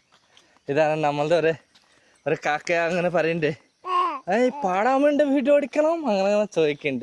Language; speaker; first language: Malayalam; non-native, learner; Bangla